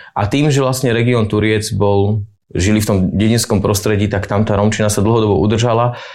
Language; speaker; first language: Slovak; native; Slovak